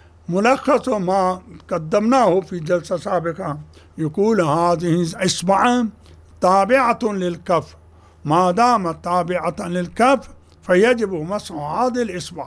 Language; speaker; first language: Arabic; non-native, fluent; Urdu